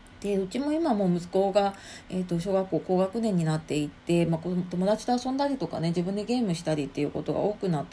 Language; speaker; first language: Japanese; native; Japanese